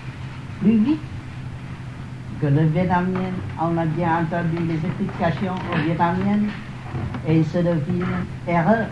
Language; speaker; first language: French; non-native, learner; Vietnamese